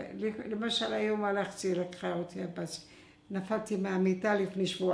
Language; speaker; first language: Hebrew; non-native, fluent; Arabic